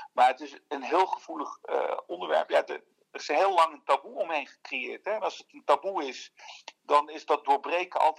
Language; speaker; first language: Dutch; early bilingual, other home language; Turkish